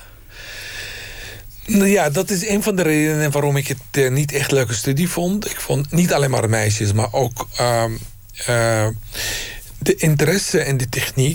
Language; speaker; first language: Dutch; non-native, fluent; Arabic